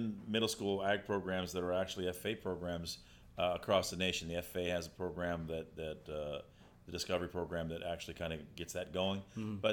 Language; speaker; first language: English; native; English